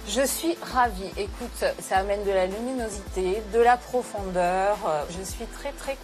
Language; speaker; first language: French; native; French